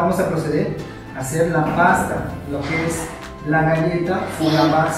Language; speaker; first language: Spanish; native; Spanish